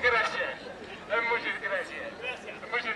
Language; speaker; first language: Spanish; non-native, learner; Dutch